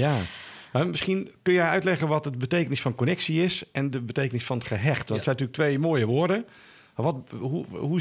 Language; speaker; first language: Dutch; native; Dutch